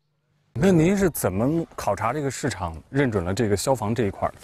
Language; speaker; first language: Chinese; native; Chinese